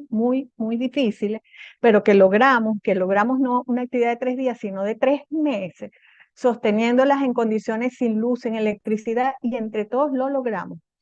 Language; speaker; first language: Spanish; native; Spanish